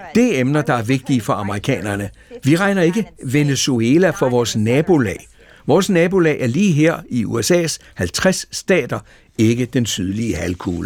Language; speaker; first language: Danish; native; Danish